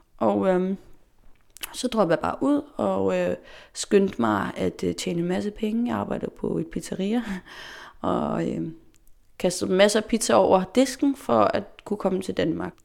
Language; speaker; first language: Danish; non-native, local second language; Faroese